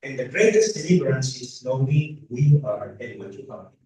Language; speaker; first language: English; non-native, local second language; Filipino